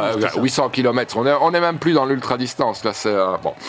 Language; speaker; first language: French; native; French